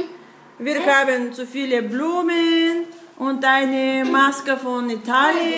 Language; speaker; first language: German; non-native, learner; Bulgarian